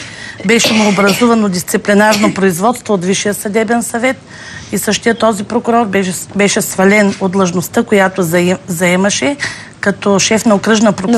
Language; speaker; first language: Bulgarian; native; Bulgarian